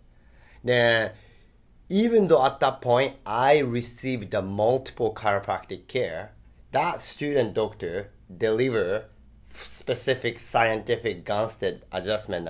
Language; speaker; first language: English; non-native, fluent; Japanese